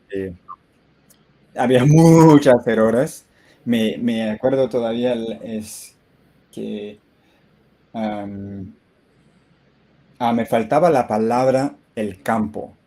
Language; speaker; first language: Spanish; non-native, fluent; English